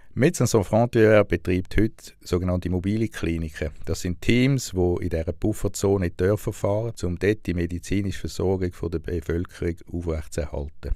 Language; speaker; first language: German; native; German